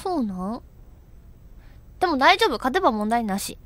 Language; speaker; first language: Japanese; native; Japanese